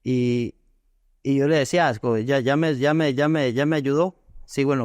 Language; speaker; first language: Spanish; native; Spanish